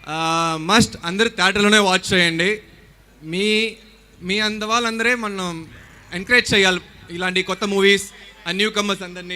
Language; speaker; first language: Telugu; non-native, learner; Tamil